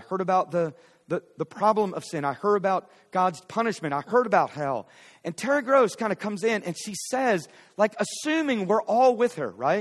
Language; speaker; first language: English; native; English